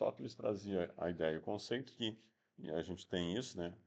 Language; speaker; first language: Portuguese; native; Portuguese